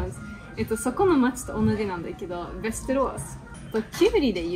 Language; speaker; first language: Japanese; non-native, fluent; Swedish